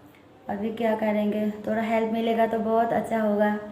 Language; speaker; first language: Hindi; non-native, local second language; Chakma